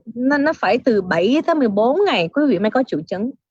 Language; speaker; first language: Vietnamese; early bilingual, heritage; Vietnamese